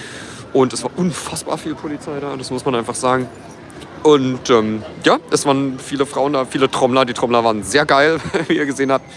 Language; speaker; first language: German; native; German